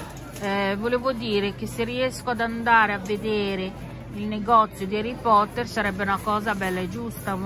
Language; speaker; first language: Italian; native; Italian